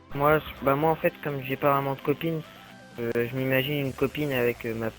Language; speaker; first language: French; native; French